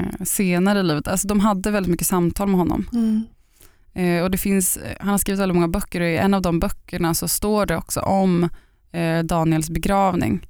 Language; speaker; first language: Swedish; native; Swedish